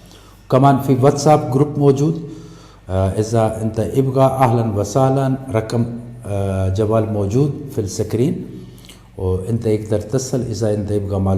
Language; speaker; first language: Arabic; non-native, learner; Urdu